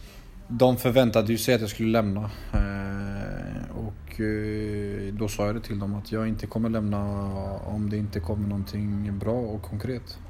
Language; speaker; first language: Swedish; early bilingual, other home language; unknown